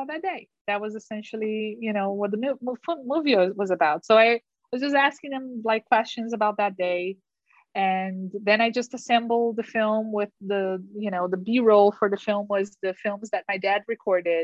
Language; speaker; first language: English; non-native, fluent; Portuguese